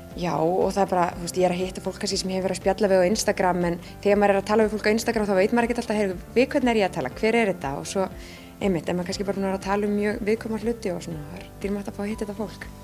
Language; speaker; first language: Icelandic; native; Icelandic